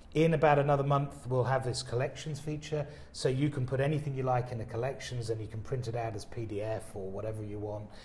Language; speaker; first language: English; native; English